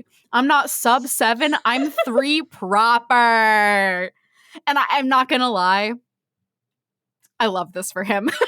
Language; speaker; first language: English; native; English